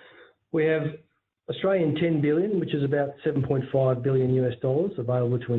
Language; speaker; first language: English; native; English